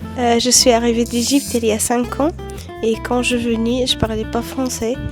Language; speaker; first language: French; non-native, fluent; Arabic